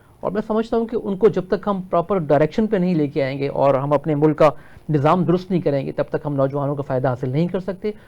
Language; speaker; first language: Urdu; non-native, local second language; Punjabi